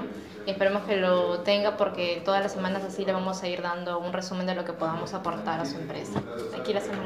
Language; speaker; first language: Spanish; native; Spanish